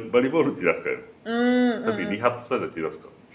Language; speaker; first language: Indonesian; non-native, learner; Japanese